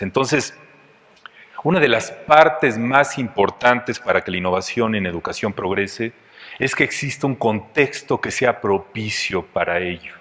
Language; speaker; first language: Spanish; native; Spanish